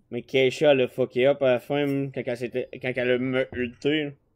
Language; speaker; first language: French; native; French